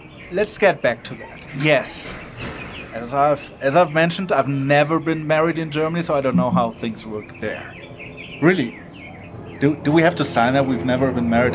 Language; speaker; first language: English; non-native, fluent; German